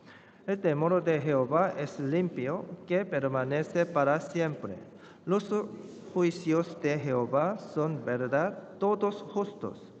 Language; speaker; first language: Spanish; non-native, fluent; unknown